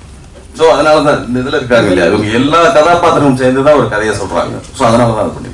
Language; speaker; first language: Tamil; native; Tamil